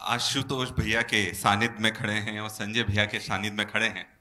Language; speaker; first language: Hindi; native; Hindi